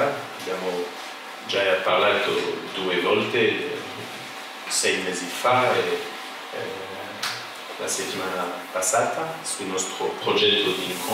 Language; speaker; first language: Italian; non-native, fluent; French